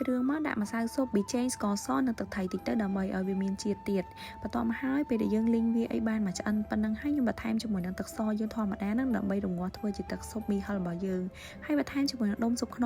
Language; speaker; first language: Khmer; native; Khmer